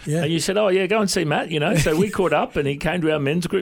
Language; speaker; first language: English; native; English